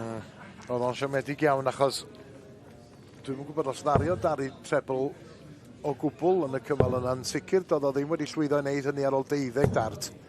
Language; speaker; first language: Welsh; native; Welsh